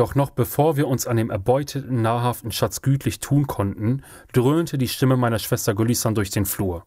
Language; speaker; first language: German; early bilingual, other home language; Kurdish